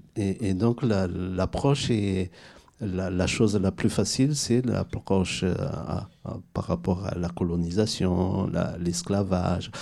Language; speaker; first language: French; non-native, local second language; Malagasy